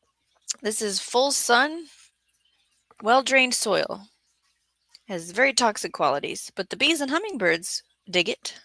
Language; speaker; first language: English; native; English